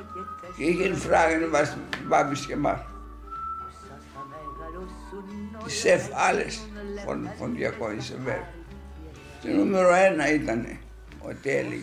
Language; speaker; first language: German; non-native, learner; Greek